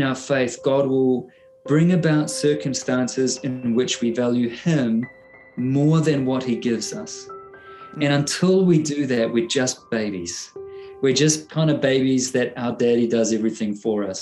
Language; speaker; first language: English; native; English